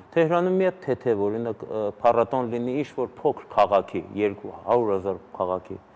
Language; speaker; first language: Armenian; early bilingual, heritage; Armenian